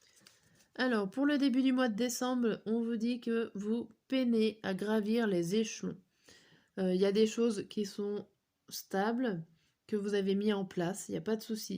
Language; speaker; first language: French; native; French